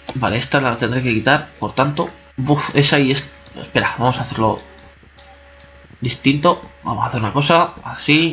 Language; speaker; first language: Spanish; native; Spanish